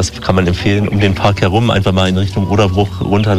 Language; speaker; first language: German; native; German